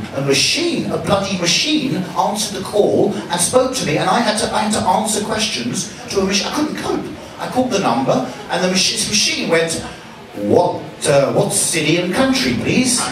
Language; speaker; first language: English; native; English